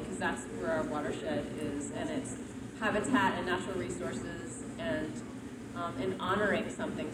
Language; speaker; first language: English; native; English